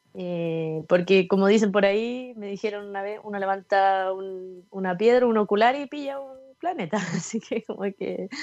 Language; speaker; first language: Spanish; native; Spanish